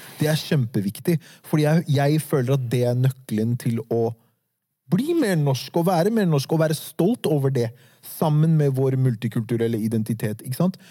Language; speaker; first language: Norwegian; early bilingual, other home language; Arabic